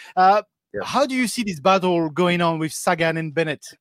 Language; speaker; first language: English; non-native, fluent; French